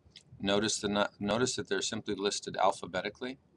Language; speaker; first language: English; native; English